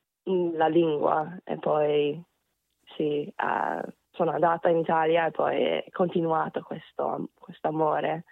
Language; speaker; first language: Italian; non-native, fluent; Korean